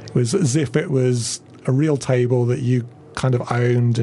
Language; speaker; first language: English; native; English